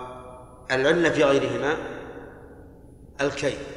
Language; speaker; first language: Arabic; native; Arabic